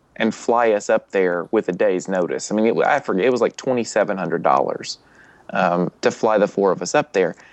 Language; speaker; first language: English; native; English